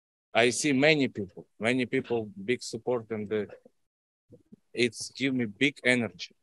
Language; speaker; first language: English; non-native, learner; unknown